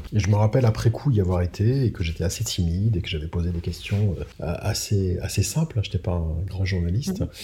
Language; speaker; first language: French; native; French